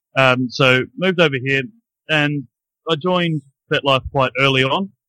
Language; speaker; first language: English; native; English